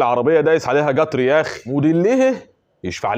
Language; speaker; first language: Arabic; native; Arabic